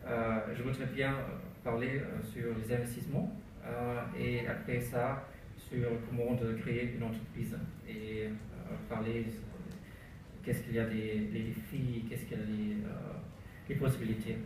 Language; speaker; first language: French; non-native, learner; German